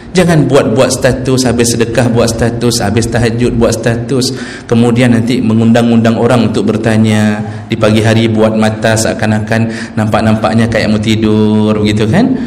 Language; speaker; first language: Malay; non-native, local second language; Achinese